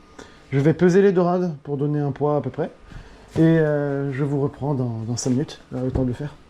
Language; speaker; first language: French; native; French